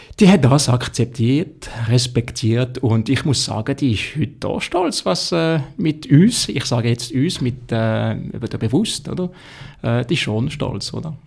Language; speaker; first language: German; non-native, local second language; French